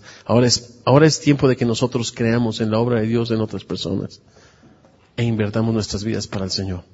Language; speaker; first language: Spanish; native; Spanish